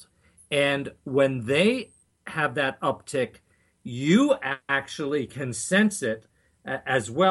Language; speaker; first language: English; native; English